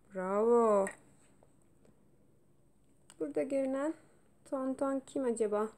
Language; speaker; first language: Turkish; native; Turkish